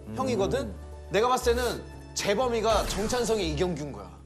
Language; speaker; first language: Korean; native; Korean